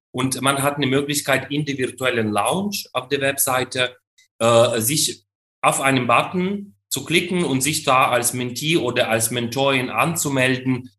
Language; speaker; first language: German; non-native, fluent; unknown